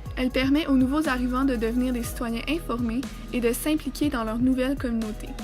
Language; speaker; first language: French; native; French